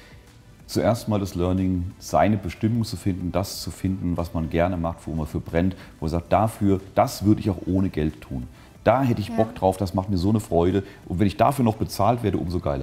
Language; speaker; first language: German; native; German